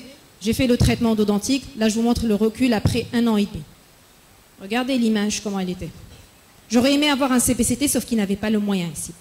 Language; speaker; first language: French; non-native, local second language; Arabic